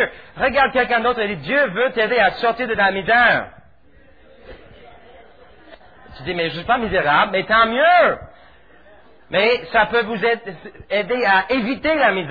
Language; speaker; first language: French; native; French